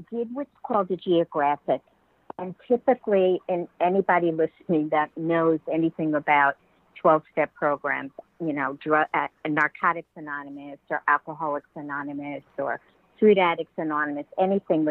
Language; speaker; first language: English; native; English